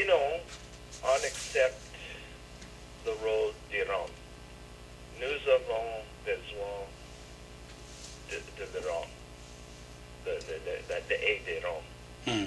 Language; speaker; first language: French; non-native, learner; English